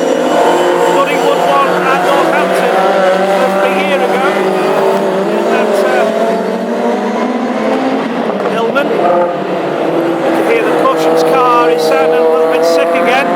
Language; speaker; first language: English; native; English